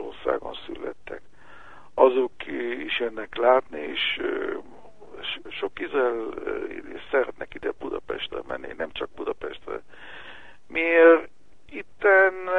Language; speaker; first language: Hungarian; early bilingual, heritage; Hebrew